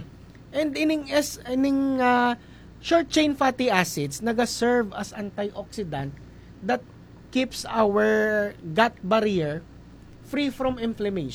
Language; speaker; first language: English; non-native, local second language; Hiligaynon